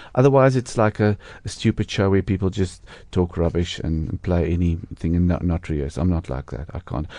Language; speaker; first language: English; non-native, local second language; Afrikaans